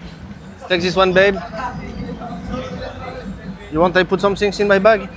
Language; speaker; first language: English; non-native, learner; French